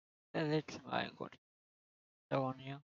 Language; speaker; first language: German; native; German